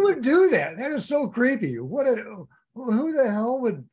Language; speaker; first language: English; native; English